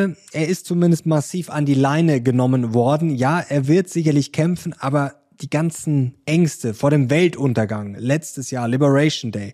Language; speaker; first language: German; native; German